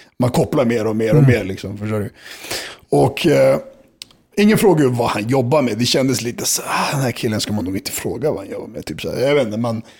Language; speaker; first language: Swedish; early bilingual, other home language; Serbian